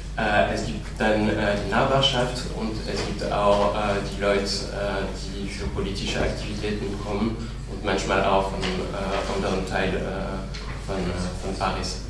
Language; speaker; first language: German; non-native, fluent; French